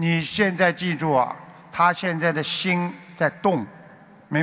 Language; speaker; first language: Chinese; native; Chinese